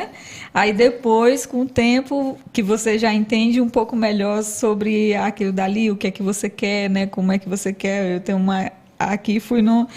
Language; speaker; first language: Portuguese; native; Portuguese